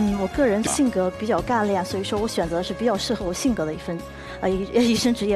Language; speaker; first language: Chinese; native; Chinese